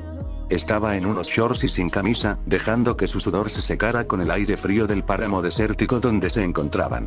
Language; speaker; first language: Spanish; native; Spanish